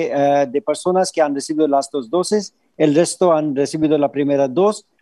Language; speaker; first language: Spanish; non-native, fluent; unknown